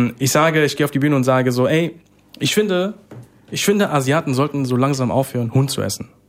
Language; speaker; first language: German; early bilingual, other home language; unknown